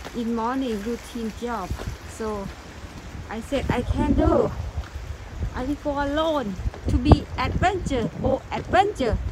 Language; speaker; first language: English; non-native, learner; Thai